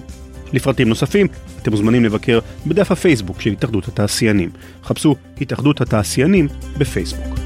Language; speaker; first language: Hebrew; native; Hebrew